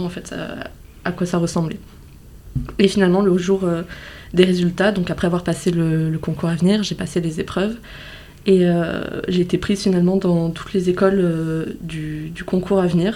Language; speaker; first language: French; native; French